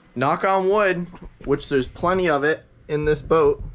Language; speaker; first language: English; native; English